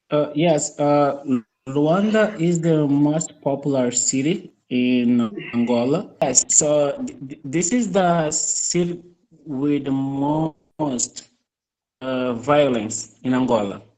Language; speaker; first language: English; non-native, fluent; Portuguese